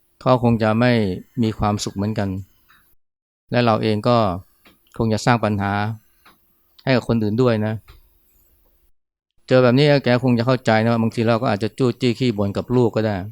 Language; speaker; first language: Thai; native; Thai